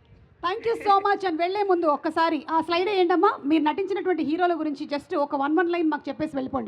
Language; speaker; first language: Telugu; native; Telugu